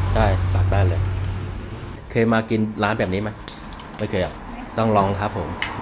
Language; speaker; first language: Thai; non-native, fluent; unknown